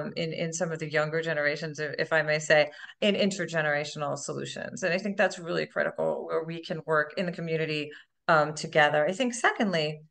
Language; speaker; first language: English; native; English